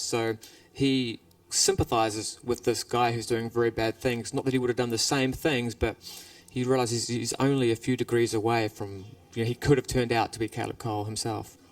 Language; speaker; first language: English; native; English